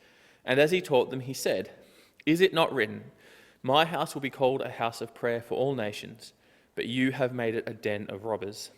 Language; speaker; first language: English; native; English